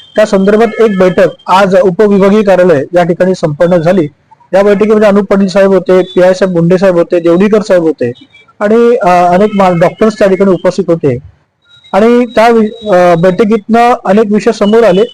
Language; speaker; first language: Marathi; native; Marathi